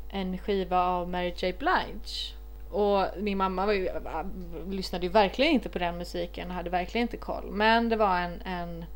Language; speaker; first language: Swedish; early bilingual, other home language; Icelandic